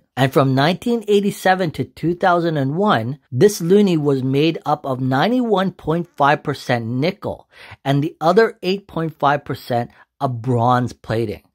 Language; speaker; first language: English; native; English